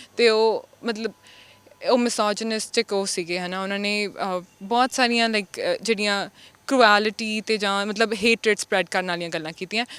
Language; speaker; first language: Punjabi; early bilingual, heritage; Punjabi